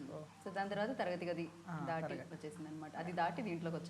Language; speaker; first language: Telugu; native; Telugu